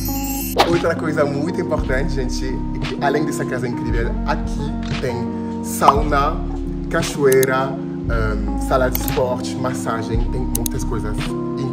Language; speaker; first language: Portuguese; non-native, fluent; French